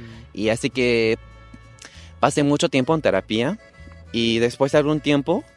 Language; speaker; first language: Spanish; non-native, fluent; English